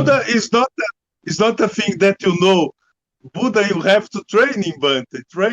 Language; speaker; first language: English; non-native, learner; Portuguese